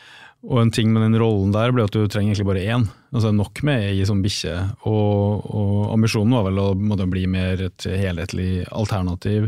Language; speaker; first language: Norwegian; native; Norwegian